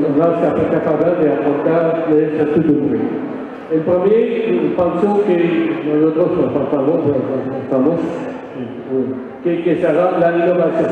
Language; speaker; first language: Spanish; non-native, learner; French